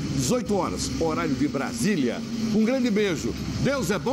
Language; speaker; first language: Portuguese; native; Portuguese